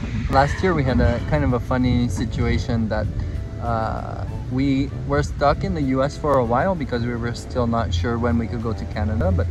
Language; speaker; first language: English; native; English